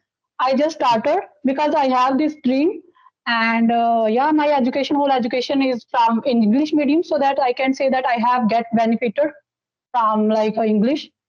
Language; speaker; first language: English; non-native, local second language; Dogri